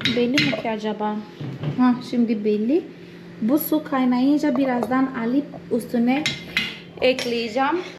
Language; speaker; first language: Turkish; non-native, fluent; Portuguese